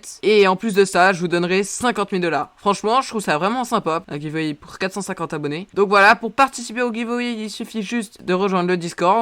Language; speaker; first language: French; native; French